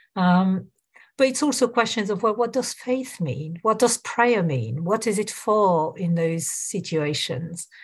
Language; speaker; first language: English; non-native, fluent; French